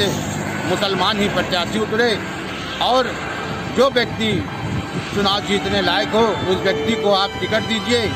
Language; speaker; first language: Hindi; native; Hindi